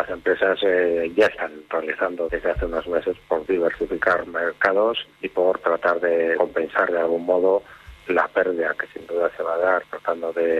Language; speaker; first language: Spanish; native; Spanish